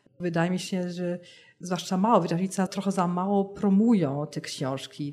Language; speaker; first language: Polish; non-native, fluent; German